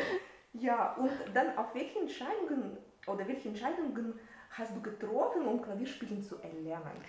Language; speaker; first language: German; non-native, fluent; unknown